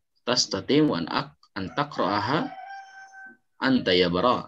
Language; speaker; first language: Arabic; non-native, fluent; Indonesian